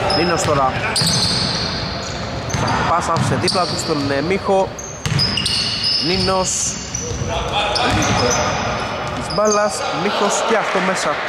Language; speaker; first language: Greek; native; Greek